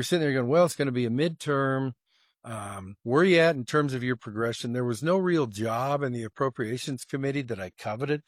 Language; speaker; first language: English; native; English